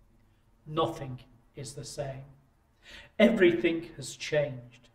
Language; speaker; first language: English; native; English